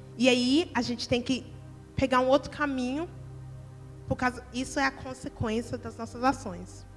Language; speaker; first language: Portuguese; early bilingual, heritage; Portuguese